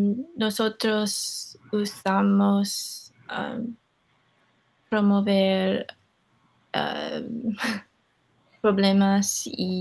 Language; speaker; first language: Spanish; non-native, learner; English